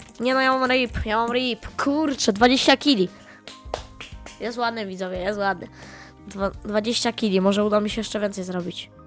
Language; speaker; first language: Polish; native; Polish